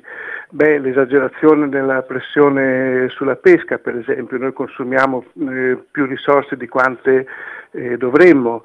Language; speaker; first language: Italian; native; Italian